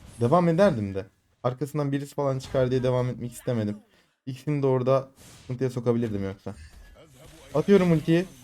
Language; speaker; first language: Turkish; native; Turkish